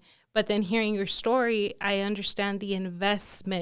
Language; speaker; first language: English; early bilingual, other home language; Spanish